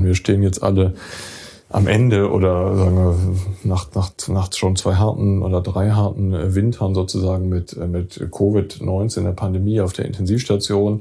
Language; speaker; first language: German; native; German